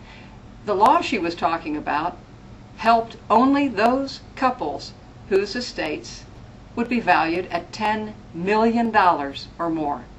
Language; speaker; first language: English; native; English